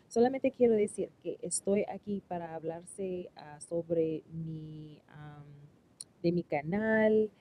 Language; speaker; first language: Spanish; non-native, learner; English